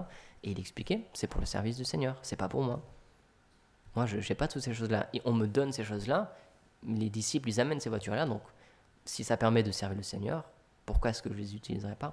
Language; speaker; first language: French; native; French